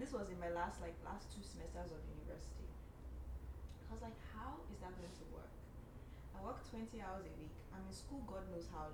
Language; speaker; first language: English; non-native, local second language; Yoruba